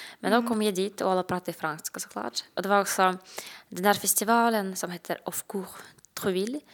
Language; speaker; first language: Swedish; non-native, fluent; Russian